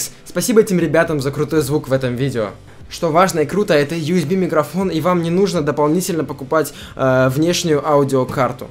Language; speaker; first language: Russian; native; Russian